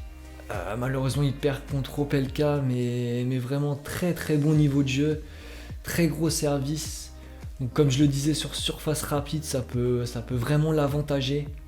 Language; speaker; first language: French; native; French